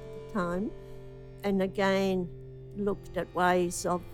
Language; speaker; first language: English; non-native, fluent; Italian